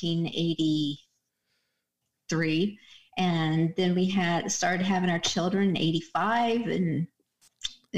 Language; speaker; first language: English; native; English